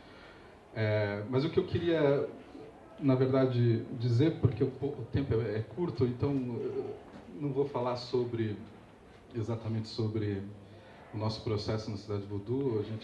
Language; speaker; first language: Portuguese; native; Portuguese